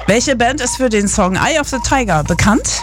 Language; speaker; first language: German; native; German